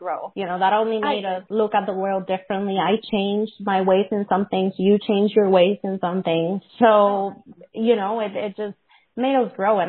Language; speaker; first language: English; non-native, fluent; Spanish